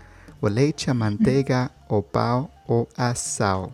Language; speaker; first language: Portuguese; non-native, learner; Spanish